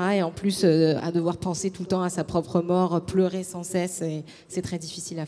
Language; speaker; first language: French; native; French